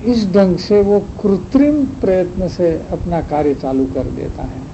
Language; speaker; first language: Hindi; non-native, local second language; Gujarati